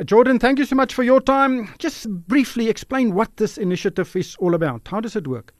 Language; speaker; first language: English; non-native, local second language; Afrikaans